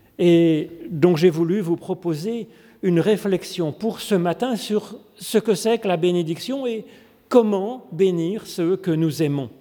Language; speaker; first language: French; native; French